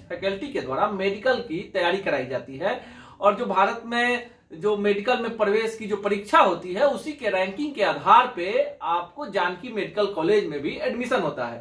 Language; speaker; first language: Hindi; native; Hindi